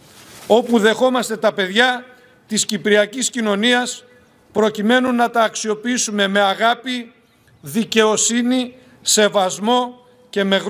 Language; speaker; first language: Greek; native; Greek